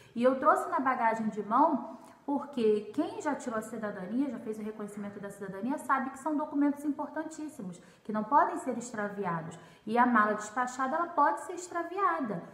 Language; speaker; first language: Portuguese; native; Portuguese